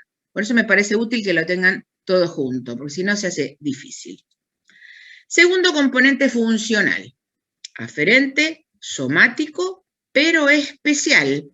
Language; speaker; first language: Spanish; native; Spanish